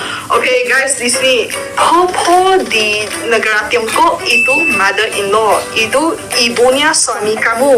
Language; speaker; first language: Indonesian; non-native, fluent; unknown